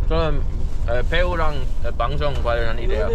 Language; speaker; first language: Korean; non-native, fluent; Dutch